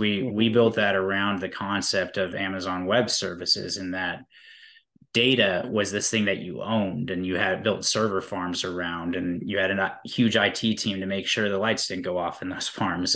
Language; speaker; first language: English; native; English